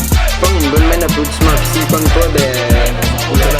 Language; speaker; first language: French; native; French